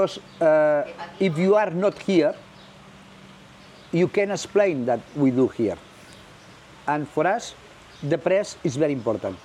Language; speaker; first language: English; non-native, learner; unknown